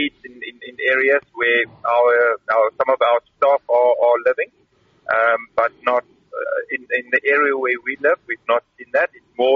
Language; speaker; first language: English; non-native, local second language; Afrikaans